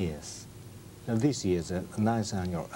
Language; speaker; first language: English; non-native, learner; Japanese